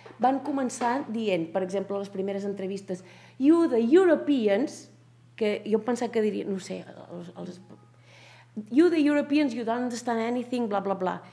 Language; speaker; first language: Catalan; native; Catalan